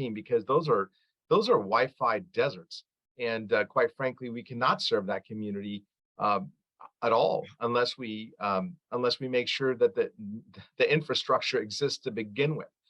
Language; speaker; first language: English; early bilingual, other home language; Arabic